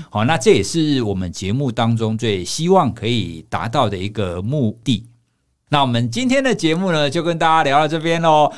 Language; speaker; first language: Chinese; native; Chinese